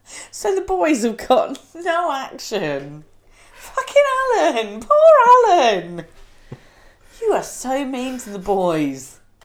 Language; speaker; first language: English; native; English